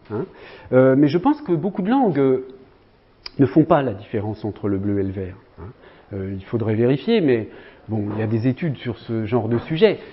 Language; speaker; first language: French; native; French